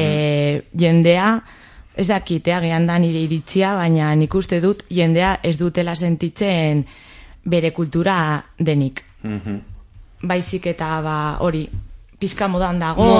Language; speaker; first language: Basque; non-native, local second language; Spanish